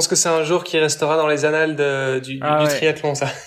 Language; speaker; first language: French; native; French